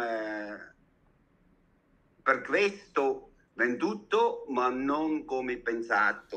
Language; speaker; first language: Italian; non-native, learner; German